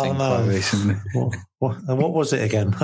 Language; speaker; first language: English; native; English